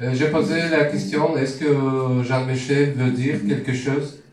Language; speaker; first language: French; non-native, learner; Russian